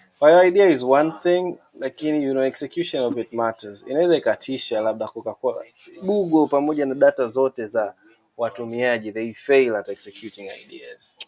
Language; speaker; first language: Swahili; native; Swahili